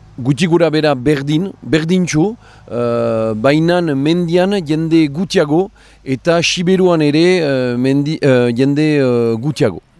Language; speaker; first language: Basque; native; Basque